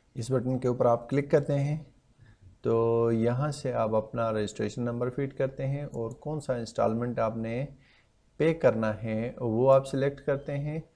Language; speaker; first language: Urdu; non-native, local second language; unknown